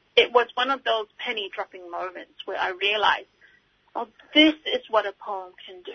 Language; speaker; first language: English; native; English